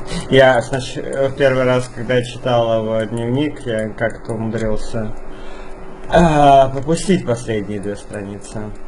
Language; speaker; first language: Russian; native; Russian